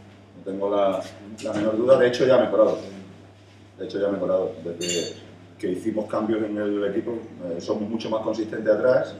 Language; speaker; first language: Spanish; native; Spanish